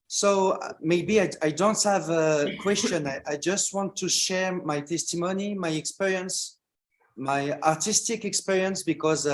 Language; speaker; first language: English; non-native, learner; French